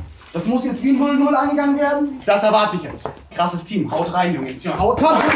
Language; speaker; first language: German; native; German